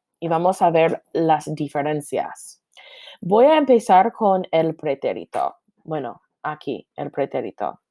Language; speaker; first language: Spanish; non-native, fluent; English